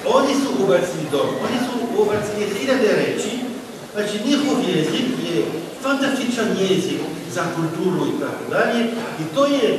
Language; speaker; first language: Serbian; non-native, fluent; French